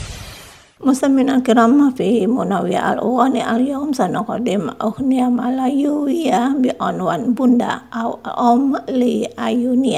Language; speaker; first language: Arabic; non-native, fluent; Indonesian